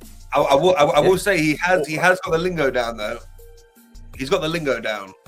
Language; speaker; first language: English; native; English